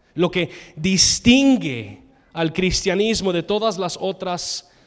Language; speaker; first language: Spanish; non-native, fluent; English